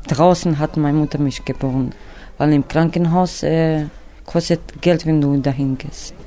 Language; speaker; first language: German; non-native, learner; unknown